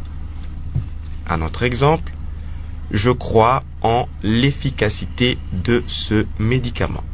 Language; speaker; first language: French; non-native, local second language; Lingala